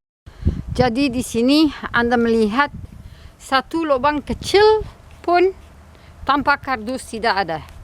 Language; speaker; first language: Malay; non-native, fluent; Dutch